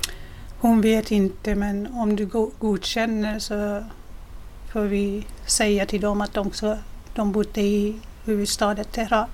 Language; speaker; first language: Swedish; non-native, fluent; Persian